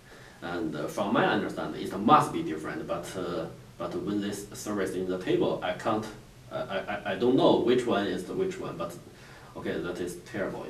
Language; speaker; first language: English; non-native, learner; Chinese